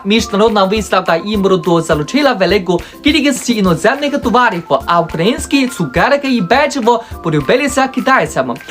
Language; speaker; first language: Ukrainian; non-native, learner; Chinese